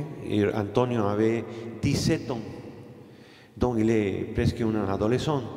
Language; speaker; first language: French; non-native, fluent; Spanish